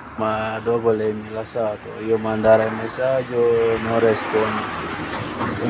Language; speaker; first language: Italian; non-native, learner; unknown